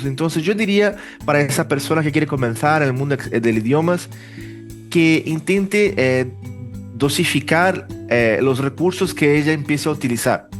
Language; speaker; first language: Spanish; early bilingual, heritage; Portuguese